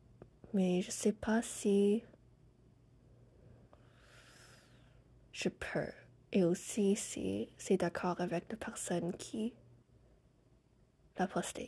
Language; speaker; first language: French; non-native, fluent; English